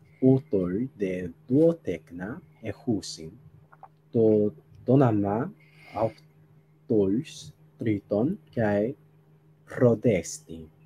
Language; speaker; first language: Greek; non-native, learner; Spanish